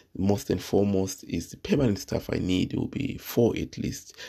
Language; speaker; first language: English; non-native, local second language; Shona